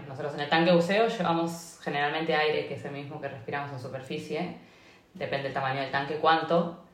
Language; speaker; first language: Spanish; native; Spanish